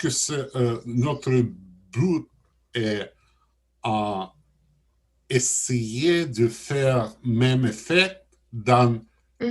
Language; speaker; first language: French; non-native, learner; Russian